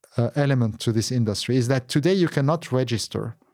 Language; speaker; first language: English; non-native, fluent; Arabic